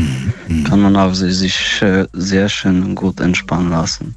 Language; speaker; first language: German; non-native, learner; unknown